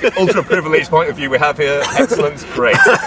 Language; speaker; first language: English; native; English